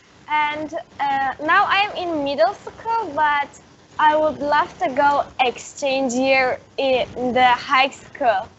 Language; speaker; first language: English; non-native, learner; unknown